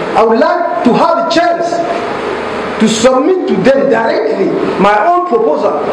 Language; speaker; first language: English; non-native, local second language; French